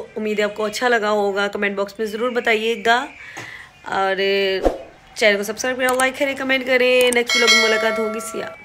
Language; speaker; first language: Urdu; native; Urdu